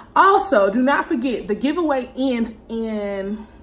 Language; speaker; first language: English; native; English